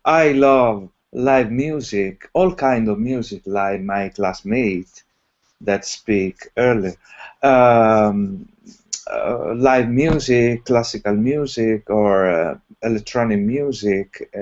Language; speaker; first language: English; non-native, learner; Italian